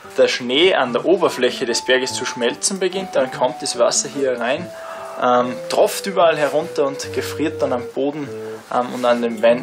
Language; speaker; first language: German; native; German